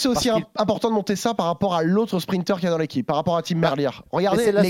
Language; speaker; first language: French; native; French